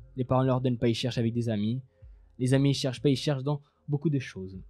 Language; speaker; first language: French; native; French